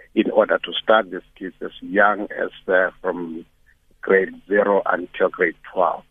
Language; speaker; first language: English; non-native, local second language; Northern Sotho